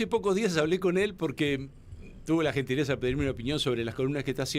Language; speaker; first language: Spanish; native; Spanish